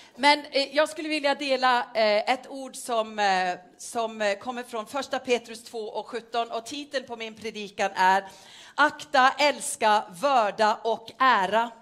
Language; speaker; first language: Swedish; non-native, fluent; Norwegian